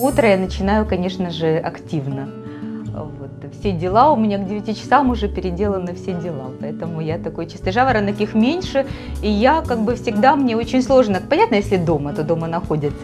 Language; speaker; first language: Russian; native; Russian